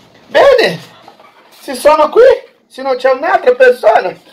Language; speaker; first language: Italian; non-native, learner; Portuguese